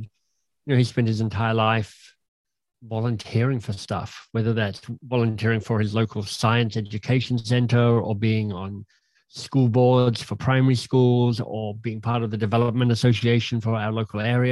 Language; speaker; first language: English; native; English